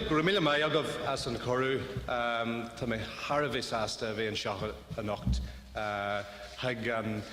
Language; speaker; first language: Irish; non-native, learner; English